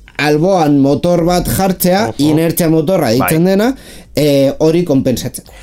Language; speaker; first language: Basque; non-native, local second language; Spanish